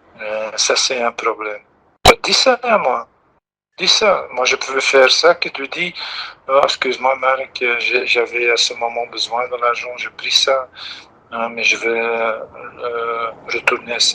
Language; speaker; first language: French; non-native, local second language; Dutch